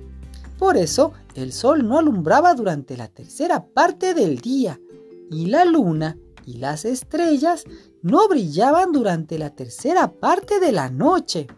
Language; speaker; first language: Spanish; native; Spanish